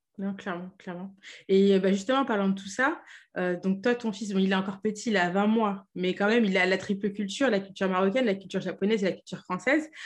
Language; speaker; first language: French; native; French